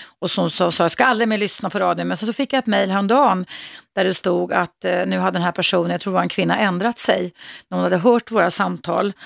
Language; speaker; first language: Swedish; native; Swedish